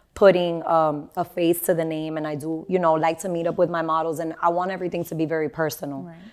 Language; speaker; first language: English; native; English